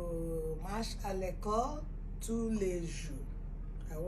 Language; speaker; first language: French; non-native, fluent; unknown